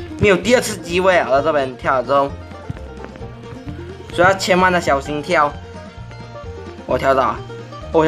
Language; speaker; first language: Chinese; native; Chinese